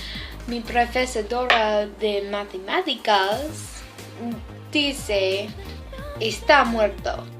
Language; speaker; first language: Spanish; non-native, learner; English